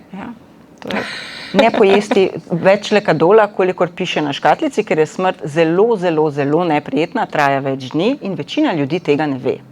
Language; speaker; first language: Slovenian; native; Slovenian